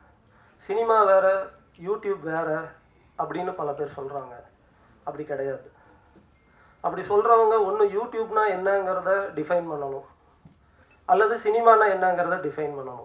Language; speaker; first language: Tamil; native; Tamil